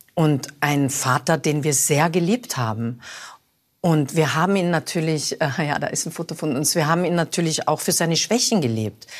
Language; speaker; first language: German; native; German